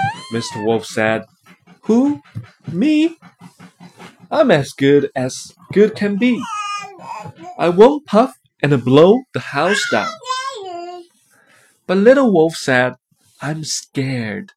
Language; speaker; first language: English; non-native, fluent; Chinese